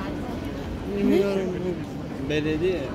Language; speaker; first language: Turkish; non-native, learner; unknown